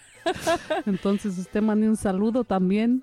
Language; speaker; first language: Spanish; native; Spanish